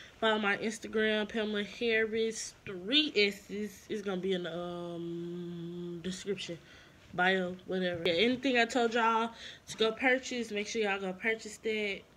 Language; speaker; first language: English; native; English